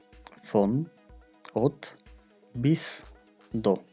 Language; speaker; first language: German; non-native, fluent; Macedonian